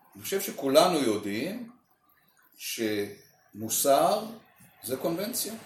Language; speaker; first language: Hebrew; native; Hebrew